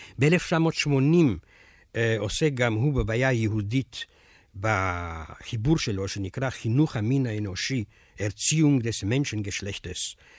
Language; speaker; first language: Hebrew; non-native, fluent; Romanian